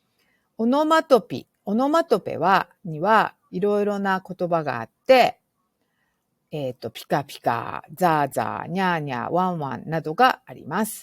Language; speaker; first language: Japanese; non-native, fluent; English